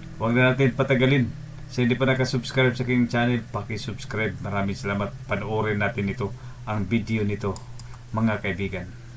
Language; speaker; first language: Filipino; non-native, local second language; Cebuano